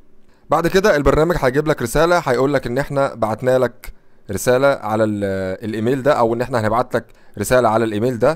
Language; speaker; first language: Arabic; native; Arabic